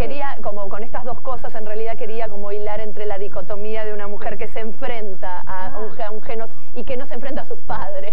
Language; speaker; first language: Spanish; native; Spanish